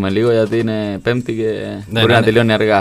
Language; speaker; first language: Greek; non-native, learner; Spanish